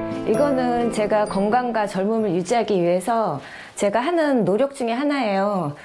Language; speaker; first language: Korean; native; Korean